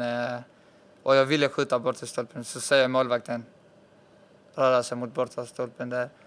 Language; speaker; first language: Swedish; early bilingual, other home language; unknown